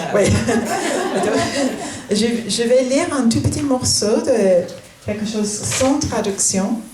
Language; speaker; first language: French; non-native, fluent; English